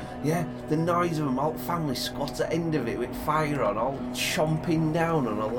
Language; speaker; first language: English; native; English